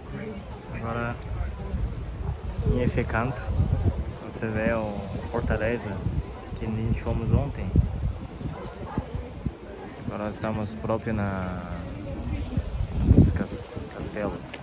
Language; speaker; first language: Portuguese; non-native, fluent; Chinese